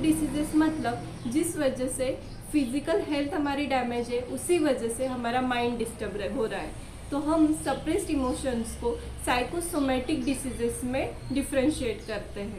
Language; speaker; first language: Hindi; non-native, local second language; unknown